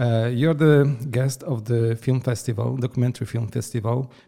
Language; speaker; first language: English; non-native, fluent; Polish